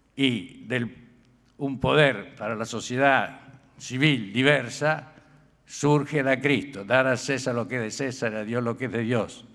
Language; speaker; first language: Spanish; native; Spanish